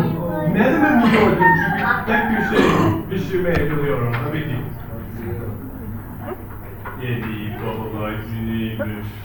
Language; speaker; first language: Turkish; non-native, fluent; English